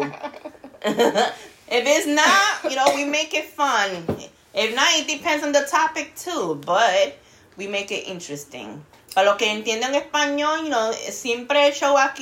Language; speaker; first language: English; non-native, fluent; Spanish